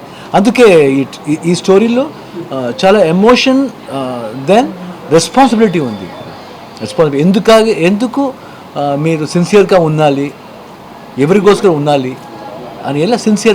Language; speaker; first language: Telugu; non-native, learner; Kannada